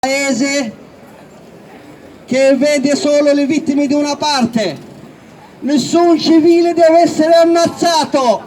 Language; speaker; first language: Italian; non-native, local second language; Arabic